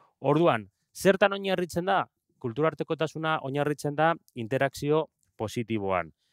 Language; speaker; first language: Basque; non-native, local second language; Spanish